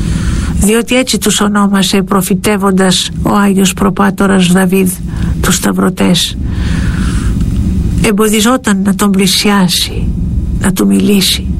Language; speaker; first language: Greek; native; Greek